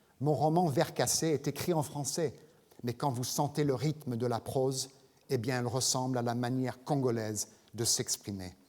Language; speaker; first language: French; non-native, fluent; English